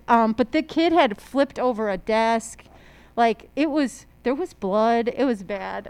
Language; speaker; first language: English; native; English